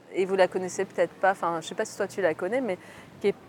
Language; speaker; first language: French; native; French